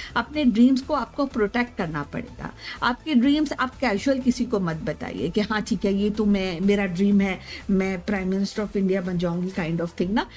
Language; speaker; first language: Hindi; native; Hindi